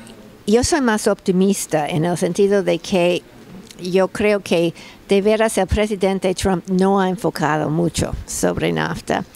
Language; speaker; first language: Spanish; non-native, fluent; English